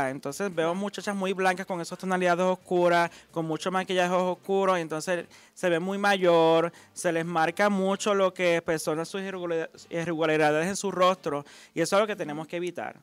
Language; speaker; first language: Spanish; native; Spanish